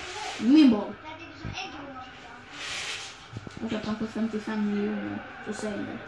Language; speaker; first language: Swedish; early bilingual, other home language; Kurdish